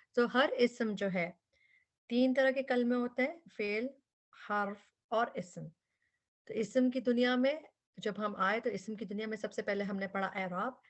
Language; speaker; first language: Urdu; native; Urdu